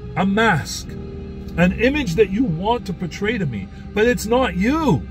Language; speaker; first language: English; native; English